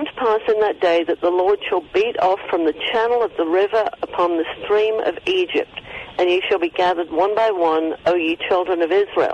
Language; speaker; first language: English; native; English